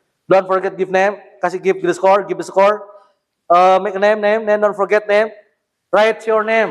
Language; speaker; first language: English; non-native, learner; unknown